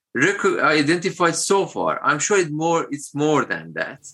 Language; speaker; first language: English; non-native, fluent; Persian